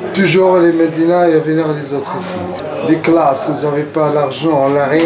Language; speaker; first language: French; non-native, learner; Arabic